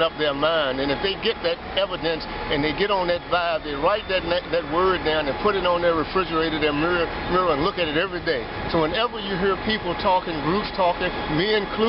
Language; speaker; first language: English; native; English